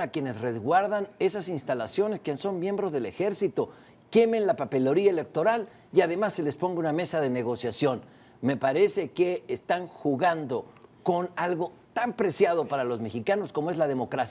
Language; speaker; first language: Spanish; native; Spanish